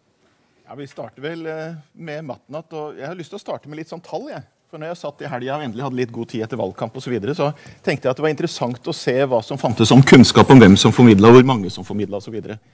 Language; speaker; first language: Norwegian; native; Norwegian